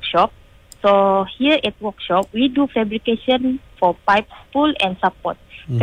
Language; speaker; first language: English; non-native, local second language; Malay